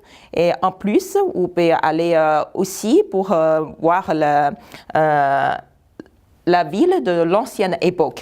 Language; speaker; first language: French; non-native, fluent; Chinese